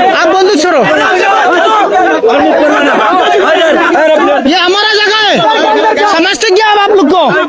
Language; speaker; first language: Hindi; non-native, learner; Bangla